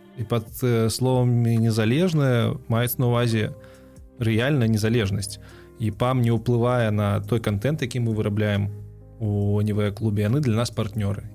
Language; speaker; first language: Belarusian; non-native, local second language; Russian